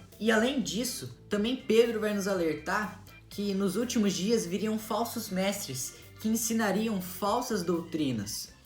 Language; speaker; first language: Portuguese; native; Portuguese